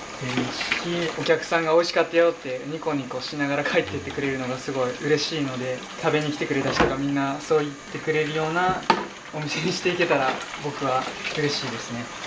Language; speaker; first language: Japanese; native; Japanese